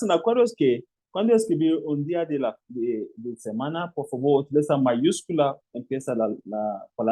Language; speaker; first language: Spanish; non-native, fluent; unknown